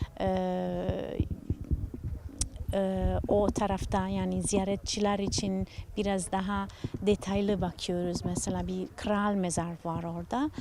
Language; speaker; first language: Turkish; non-native, learner; Italian